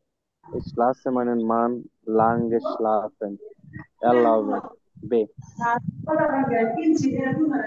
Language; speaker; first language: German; non-native, learner; Bangla